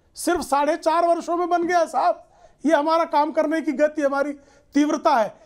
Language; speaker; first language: Hindi; native; Hindi